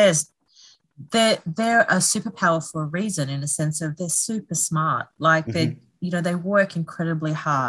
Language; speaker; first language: English; native; English